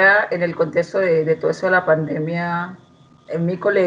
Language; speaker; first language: Spanish; native; Spanish